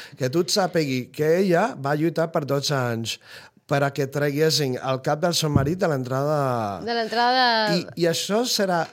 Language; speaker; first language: Catalan; non-native, fluent; Spanish